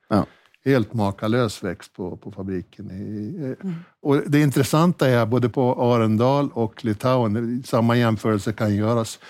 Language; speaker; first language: Swedish; native; Swedish